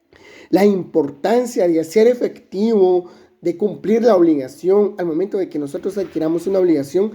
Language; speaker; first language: Spanish; native; Spanish